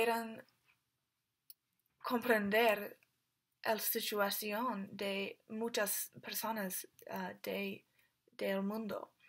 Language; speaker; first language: Spanish; non-native, learner; English